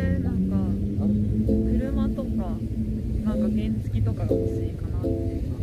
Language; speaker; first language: Japanese; native; Japanese